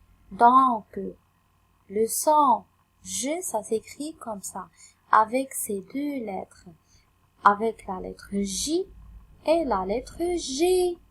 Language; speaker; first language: French; non-native, local second language; Arabic